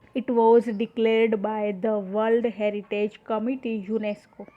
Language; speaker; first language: English; non-native, local second language; Gujarati